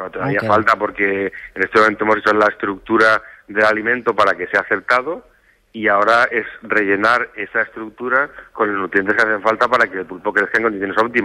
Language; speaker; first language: Spanish; native; Spanish